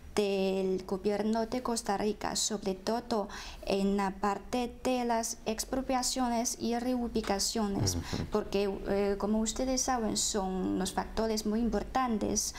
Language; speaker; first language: Spanish; non-native, fluent; Chinese